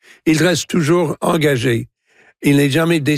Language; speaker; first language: French; non-native, fluent; English